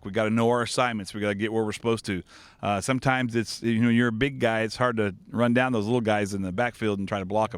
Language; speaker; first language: English; native; English